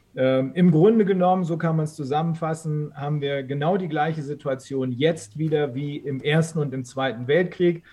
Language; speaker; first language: German; native; German